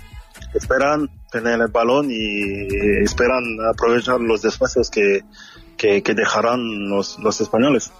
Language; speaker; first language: Spanish; non-native, learner; French